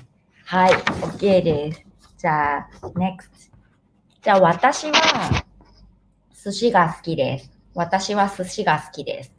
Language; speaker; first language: Japanese; non-native, fluent; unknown